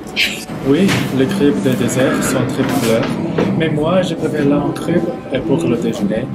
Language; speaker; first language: French; non-native, learner; English